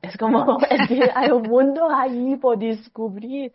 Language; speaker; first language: Spanish; non-native, fluent; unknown